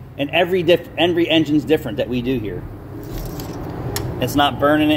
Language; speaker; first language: English; native; English